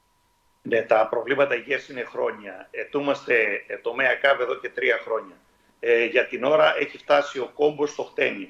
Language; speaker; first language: Greek; native; Greek